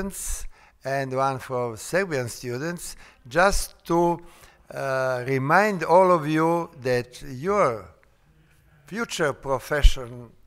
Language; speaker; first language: English; non-native, fluent; Serbian